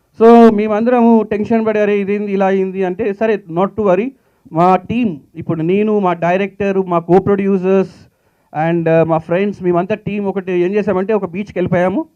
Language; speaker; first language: Telugu; native; Telugu